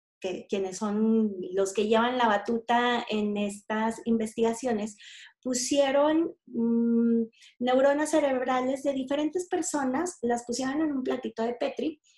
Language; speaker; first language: Spanish; native; Spanish